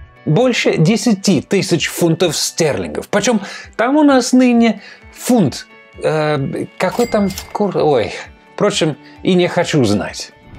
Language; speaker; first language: Russian; non-native, fluent; English